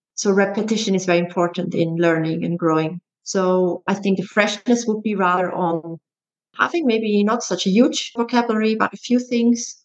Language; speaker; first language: English; non-native, fluent; German